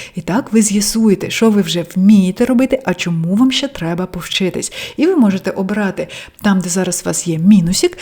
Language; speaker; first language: Ukrainian; non-native, local second language; Russian